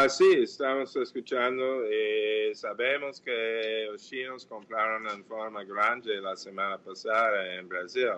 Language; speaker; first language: Portuguese; non-native, fluent; English